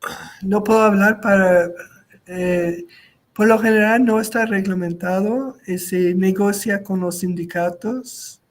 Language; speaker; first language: Spanish; non-native, local second language; French